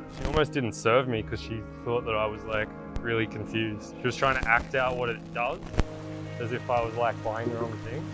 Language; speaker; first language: English; native; English